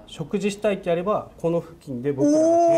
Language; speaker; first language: Japanese; native; Japanese